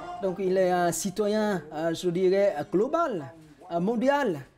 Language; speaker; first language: French; non-native, fluent; Vietnamese